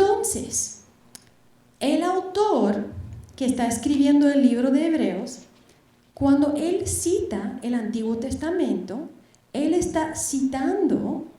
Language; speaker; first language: Spanish; non-native, fluent; Bulgarian